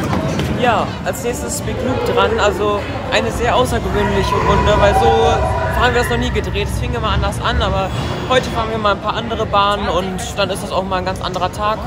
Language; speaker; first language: German; native; German